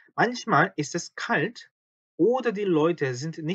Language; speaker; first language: German; non-native, fluent; Korean